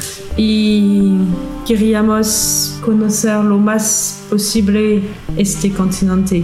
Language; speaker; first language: Spanish; non-native, fluent; French